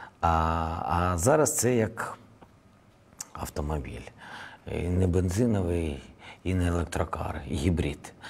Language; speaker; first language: Ukrainian; non-native, local second language; Russian